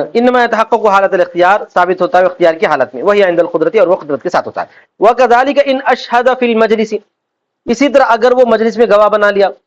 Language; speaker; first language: Urdu; native; Urdu